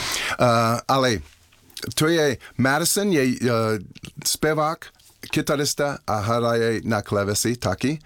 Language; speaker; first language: Czech; non-native, learner; English